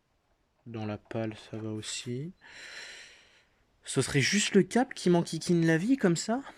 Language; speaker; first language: French; native; French